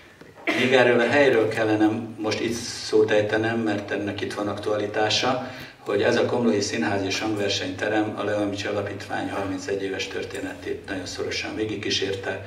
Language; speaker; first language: Hungarian; native; Hungarian